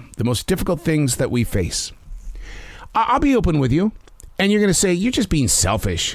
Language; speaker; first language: English; native; English